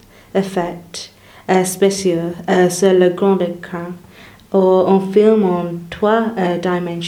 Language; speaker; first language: French; non-native, learner; English